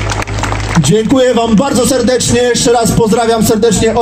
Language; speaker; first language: Polish; native; Polish